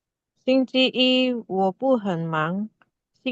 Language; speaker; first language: Chinese; non-native, learner; Indonesian